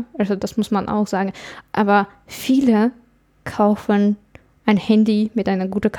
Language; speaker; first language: German; non-native, fluent; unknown